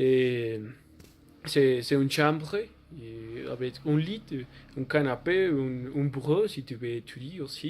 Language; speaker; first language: French; non-native, learner; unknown